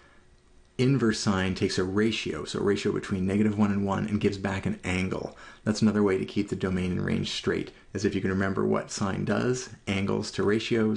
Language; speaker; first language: English; native; English